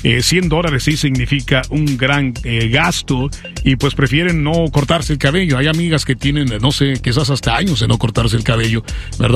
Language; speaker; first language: Spanish; native; Spanish